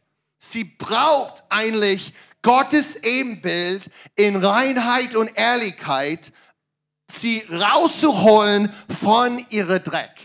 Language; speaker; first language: German; non-native, learner; English